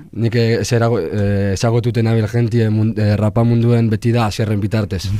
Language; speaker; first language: Basque; native; Basque